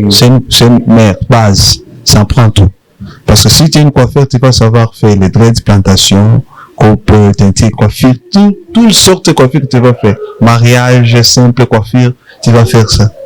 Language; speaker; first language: French; non-native, local second language; Rundi